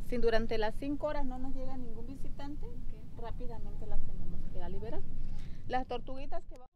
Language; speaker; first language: Spanish; native; Spanish